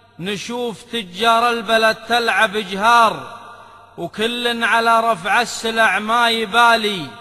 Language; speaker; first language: Arabic; native; Arabic